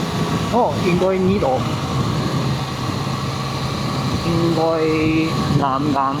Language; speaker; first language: Chinese; non-native, learner; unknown